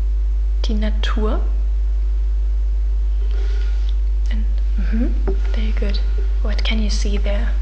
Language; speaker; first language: English; non-native, fluent; German